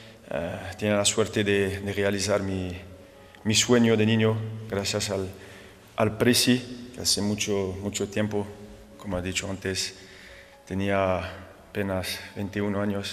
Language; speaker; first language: Spanish; non-native, fluent; French